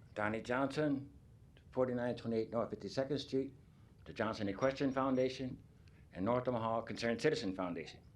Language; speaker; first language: English; native; English